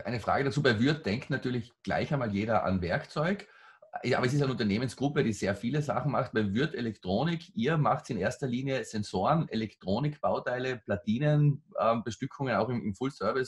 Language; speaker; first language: German; native; German